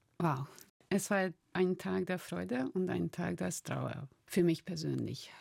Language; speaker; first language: German; non-native, fluent; Hungarian